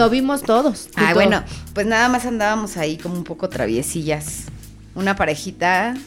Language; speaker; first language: Spanish; native; Spanish